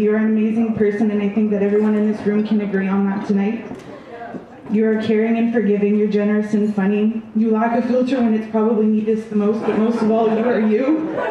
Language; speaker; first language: English; native; English